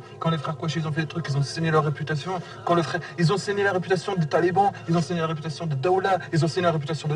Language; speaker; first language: French; native; French